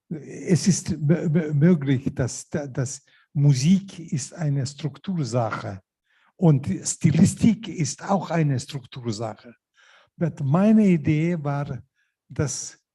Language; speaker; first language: German; non-native, learner; Lithuanian